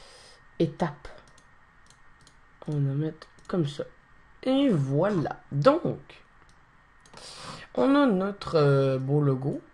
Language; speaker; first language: French; native; French